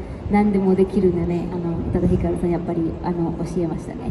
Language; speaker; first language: Japanese; non-native, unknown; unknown